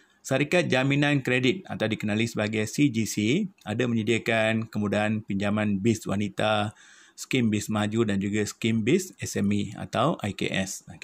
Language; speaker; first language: Malay; non-native, local second language; Malayalam